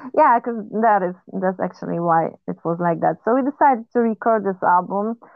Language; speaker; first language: English; non-native, fluent; Polish